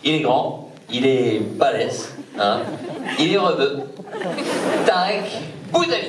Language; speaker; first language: French; native; French